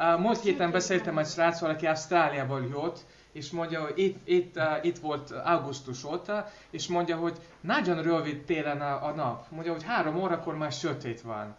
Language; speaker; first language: Hungarian; non-native, learner; Russian